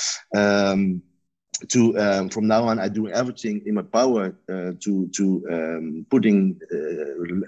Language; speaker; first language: English; non-native, learner; Dutch